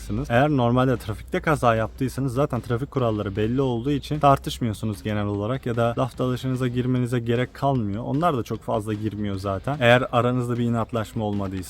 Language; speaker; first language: Turkish; native; Turkish